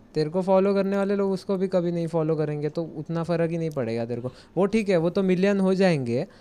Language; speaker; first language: Hindi; non-native, local second language; Marathi